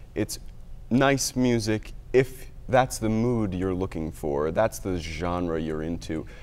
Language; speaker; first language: English; native; English